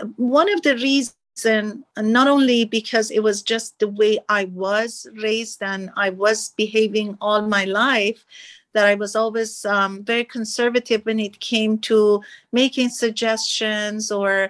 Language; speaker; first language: English; non-native, fluent; Persian